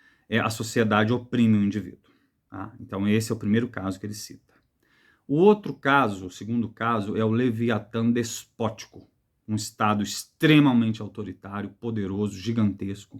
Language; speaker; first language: Portuguese; native; Portuguese